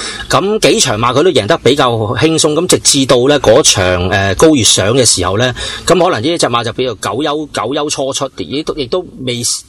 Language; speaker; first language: Cantonese; native; Cantonese